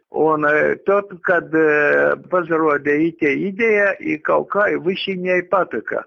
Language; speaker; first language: Latvian; native; Latvian